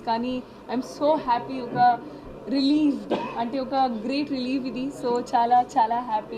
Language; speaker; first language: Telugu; non-native, learner; Hindi